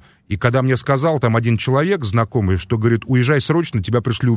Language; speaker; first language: Russian; native; Russian